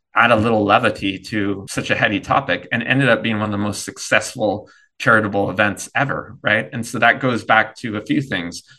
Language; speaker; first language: English; native; English